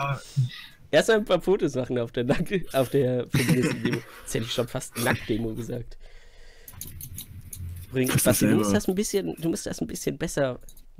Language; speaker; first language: German; native; German